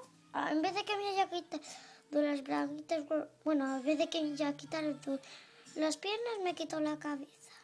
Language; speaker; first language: Spanish; native; Spanish